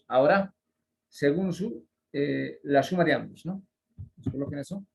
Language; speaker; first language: Spanish; native; Spanish